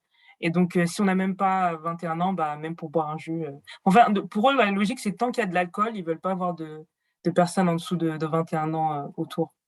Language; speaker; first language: French; native; French